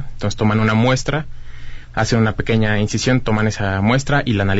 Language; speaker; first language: Spanish; native; Spanish